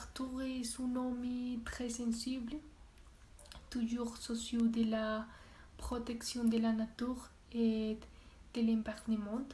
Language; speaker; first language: French; non-native, learner; Spanish